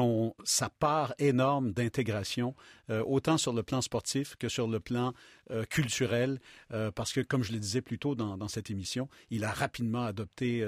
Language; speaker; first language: French; native; French